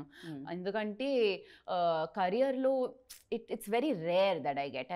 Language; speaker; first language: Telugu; non-native, learner; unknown